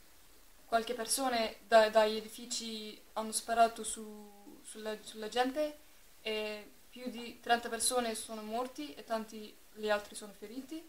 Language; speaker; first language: Italian; non-native, fluent; Turkish